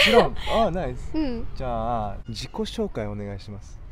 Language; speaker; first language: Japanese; native; Japanese